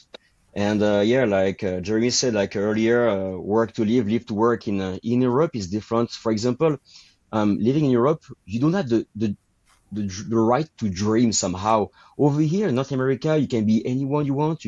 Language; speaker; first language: English; non-native, fluent; French